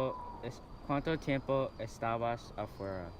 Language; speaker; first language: Spanish; non-native, learner; English